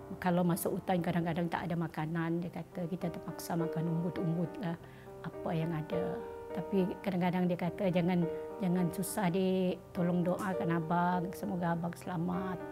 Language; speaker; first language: Malay; native; Malay